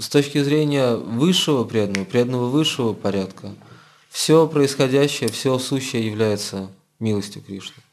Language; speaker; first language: Russian; native; Russian